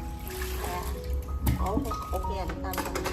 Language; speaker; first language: Cantonese; non-native, learner; Thai